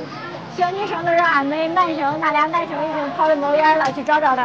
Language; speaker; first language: Chinese; native; Chinese